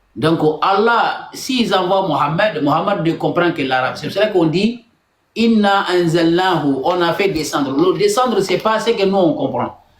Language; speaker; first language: French; non-native, local second language; Bambara